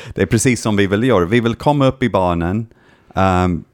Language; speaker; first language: Swedish; non-native, fluent; English